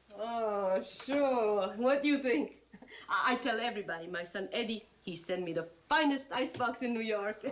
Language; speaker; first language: English; non-native, learner; Italian